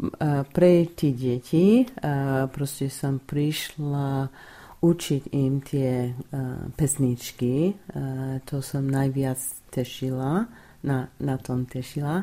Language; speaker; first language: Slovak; non-native, fluent; English